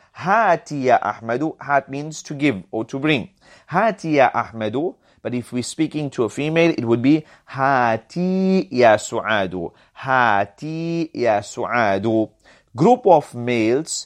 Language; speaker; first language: Arabic; non-native, fluent; English